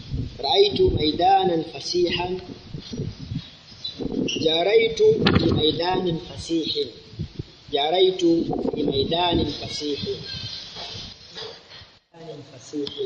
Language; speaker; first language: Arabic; non-native, fluent; Swahili